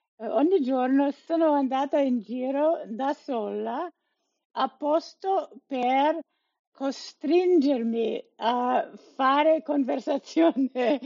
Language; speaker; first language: Italian; non-native, learner; English